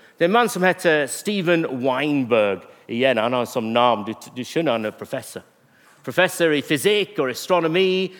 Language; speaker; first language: Norwegian; non-native, fluent; English